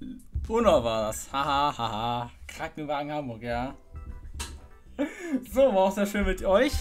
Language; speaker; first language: German; native; German